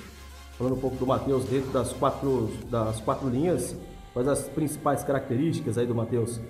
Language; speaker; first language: Portuguese; native; Portuguese